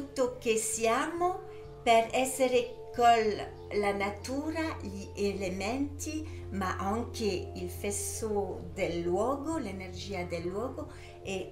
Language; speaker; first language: Italian; early bilingual, heritage; French